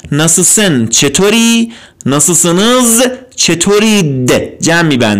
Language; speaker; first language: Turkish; non-native, fluent; Persian